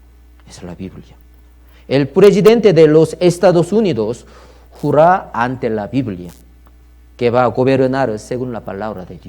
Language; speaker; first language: Spanish; non-native, learner; Korean